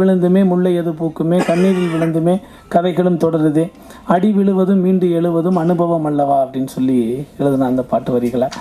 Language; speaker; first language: Tamil; native; Tamil